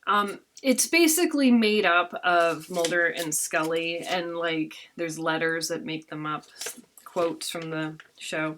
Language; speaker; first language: English; native; English